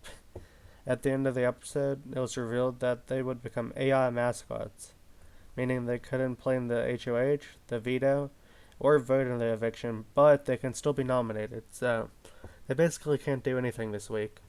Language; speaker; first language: English; native; English